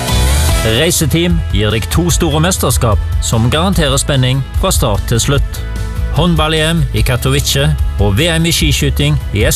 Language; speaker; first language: Norwegian; native; Norwegian